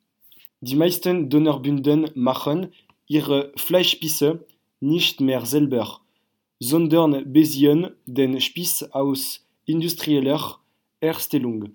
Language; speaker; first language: German; non-native, learner; French